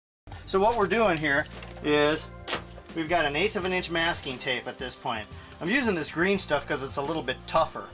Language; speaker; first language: English; native; English